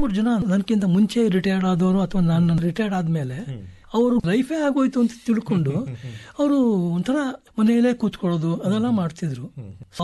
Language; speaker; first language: Kannada; native; Kannada